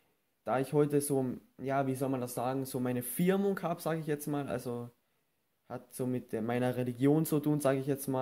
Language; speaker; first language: German; native; German